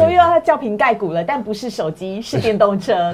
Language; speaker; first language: Chinese; native; Chinese